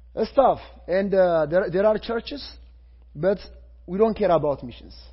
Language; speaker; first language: English; non-native, fluent; Amharic